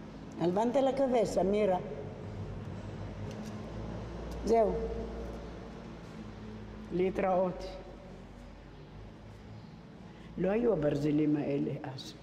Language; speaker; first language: Hebrew; non-native, fluent; Spanish